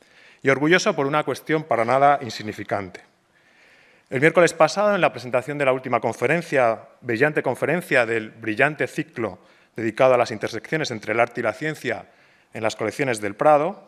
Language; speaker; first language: Spanish; native; Spanish